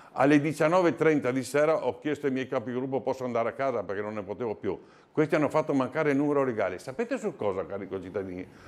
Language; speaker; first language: Italian; native; Italian